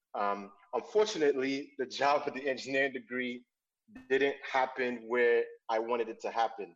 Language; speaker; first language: English; non-native, local second language; Igbo